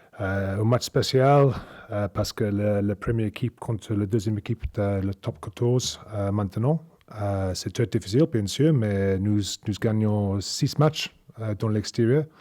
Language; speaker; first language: French; non-native, learner; English